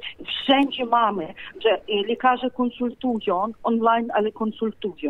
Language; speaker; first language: Polish; non-native, fluent; Ukrainian